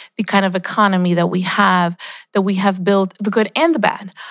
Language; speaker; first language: English; early bilingual, other home language; Spanish